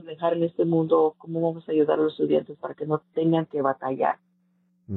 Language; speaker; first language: Spanish; early bilingual, heritage; Spanish